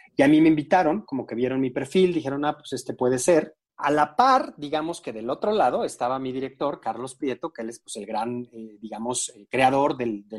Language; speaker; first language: Spanish; native; Spanish